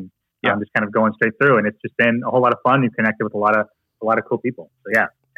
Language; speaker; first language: English; native; English